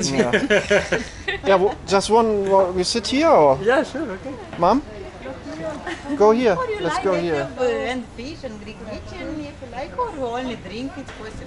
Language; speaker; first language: English; non-native, learner; German